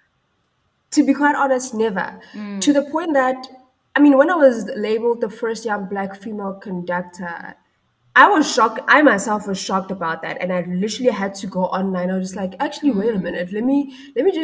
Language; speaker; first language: English; non-native, local second language; Tswana